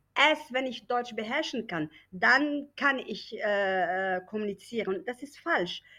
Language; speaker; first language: German; non-native, fluent; Arabic